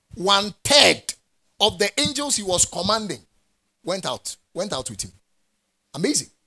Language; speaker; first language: English; non-native, local second language; Akan